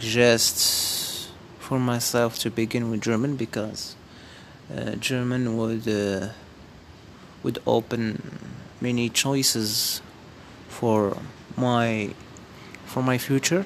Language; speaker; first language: English; non-native, fluent; Berber languages